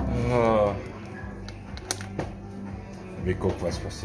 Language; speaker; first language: German; non-native, learner; Urdu